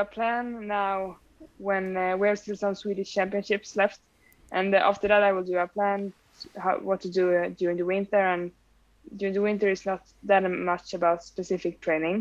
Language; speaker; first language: English; non-native, fluent; Swedish